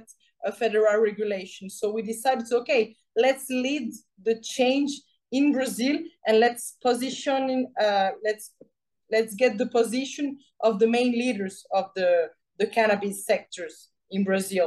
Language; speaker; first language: English; non-native, fluent; Spanish